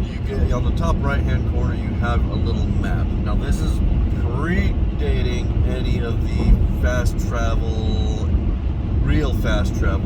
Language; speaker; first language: English; native; English